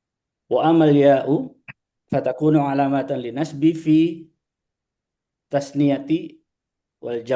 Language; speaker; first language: Arabic; non-native, learner; Indonesian